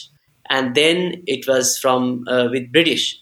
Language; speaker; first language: English; non-native, local second language; Sinhala